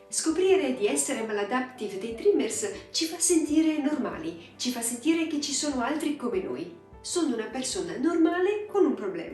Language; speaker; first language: Italian; native; Italian